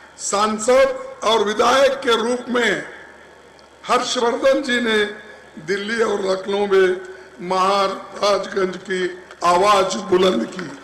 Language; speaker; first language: Hindi; non-native, local second language; Kannada